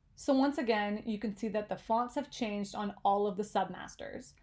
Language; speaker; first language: English; native; English